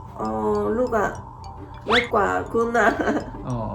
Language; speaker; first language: Thai; non-native, learner; Korean